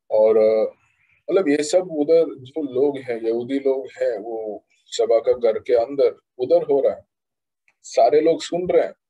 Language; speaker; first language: Hindi; non-native, local second language; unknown